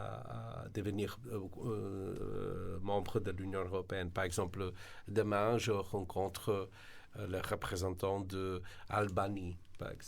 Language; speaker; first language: French; non-native, fluent; Slovenian